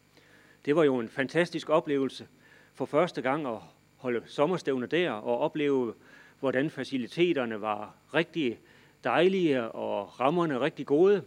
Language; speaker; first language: Danish; native; Danish